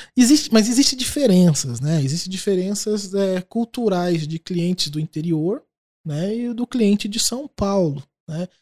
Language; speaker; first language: Portuguese; native; Portuguese